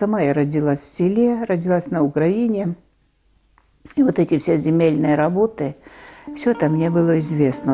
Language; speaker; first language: Russian; native; Russian